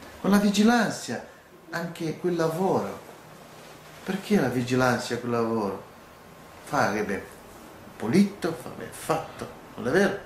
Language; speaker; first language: Italian; non-native, learner; Portuguese